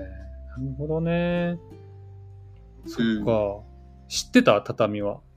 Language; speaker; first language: Japanese; native; Japanese